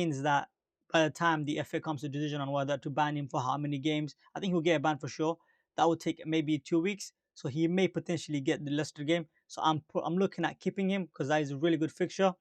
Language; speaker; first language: English; native; English